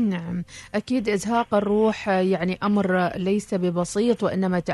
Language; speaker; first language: Arabic; native; Arabic